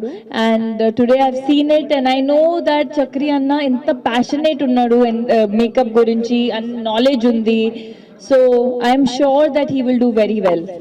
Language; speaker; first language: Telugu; non-native, local second language; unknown